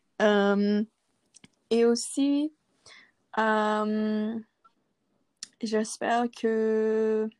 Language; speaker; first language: French; non-native, local second language; English